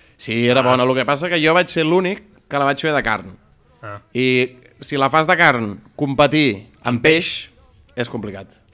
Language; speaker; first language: Catalan; native; Catalan